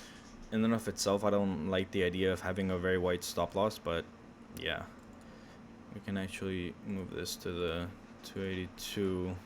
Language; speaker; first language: English; early bilingual, other home language; Spanish